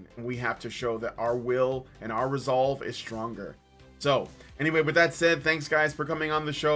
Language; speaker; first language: English; native; English